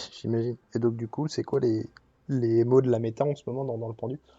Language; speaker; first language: French; native; French